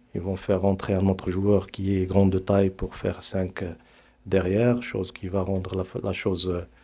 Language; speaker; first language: French; non-native, local second language; Arabic